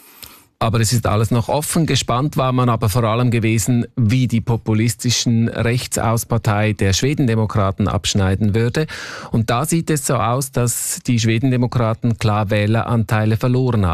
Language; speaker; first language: German; native; German